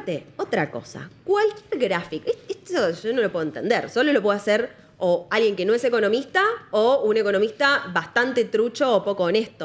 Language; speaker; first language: Spanish; native; Spanish